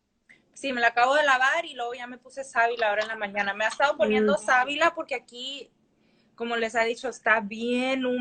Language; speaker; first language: Spanish; early bilingual, heritage; Spanish